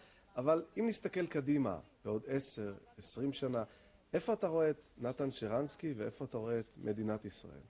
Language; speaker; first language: Hebrew; native; Hebrew